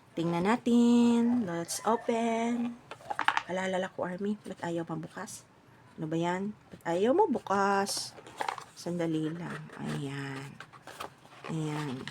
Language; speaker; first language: Filipino; native; Filipino